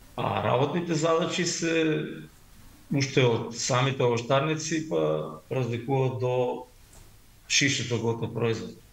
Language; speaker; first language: Macedonian; native; Macedonian